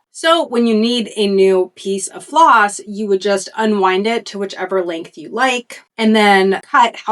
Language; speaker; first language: English; native; English